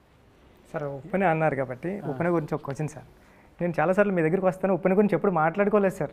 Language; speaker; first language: Telugu; native; Telugu